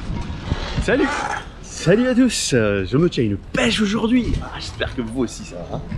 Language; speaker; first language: French; native; French